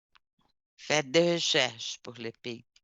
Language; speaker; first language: French; non-native, fluent; Portuguese